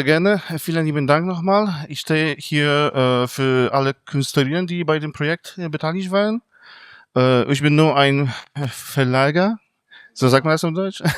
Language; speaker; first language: German; non-native, fluent; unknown